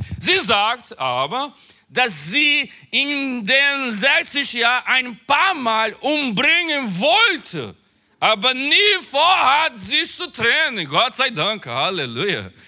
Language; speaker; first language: German; non-native, learner; Portuguese